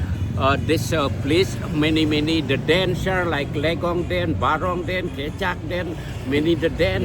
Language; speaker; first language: English; non-native, learner; Indonesian